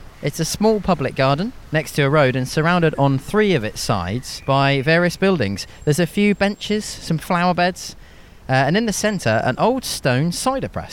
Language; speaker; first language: English; native; English